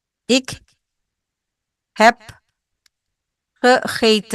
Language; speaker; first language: Dutch; non-native, fluent; Indonesian